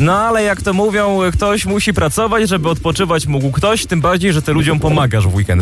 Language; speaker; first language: Polish; native; Polish